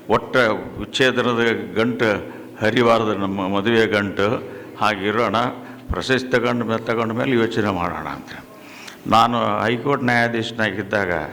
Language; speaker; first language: Kannada; native; Kannada